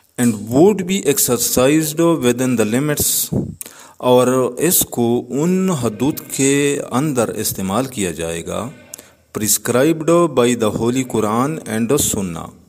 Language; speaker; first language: Urdu; native; Urdu